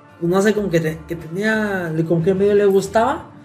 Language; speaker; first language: Spanish; native; Spanish